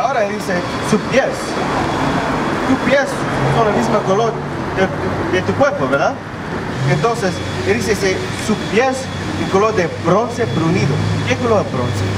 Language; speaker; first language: Spanish; non-native, fluent; English